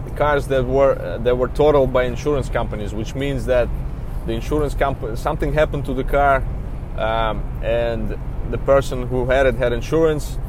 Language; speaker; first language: English; non-native, fluent; Russian